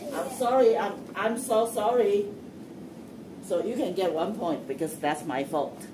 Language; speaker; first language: English; non-native, fluent; Chinese